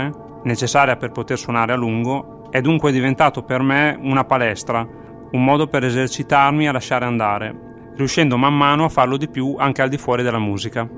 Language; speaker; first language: Italian; native; Italian